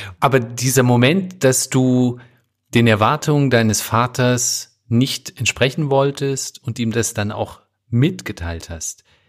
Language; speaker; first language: German; native; German